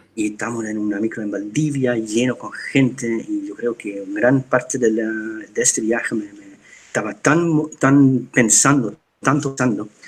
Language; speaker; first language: Spanish; non-native, fluent; Dutch